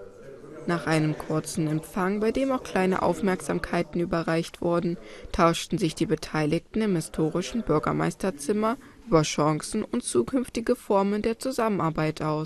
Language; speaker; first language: German; native; German